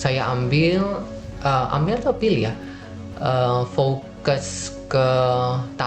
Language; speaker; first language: Indonesian; non-native, fluent; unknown